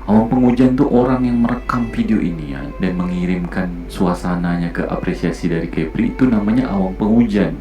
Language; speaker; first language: Malay; native; Malay